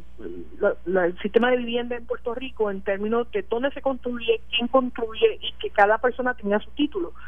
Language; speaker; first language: Spanish; native; Spanish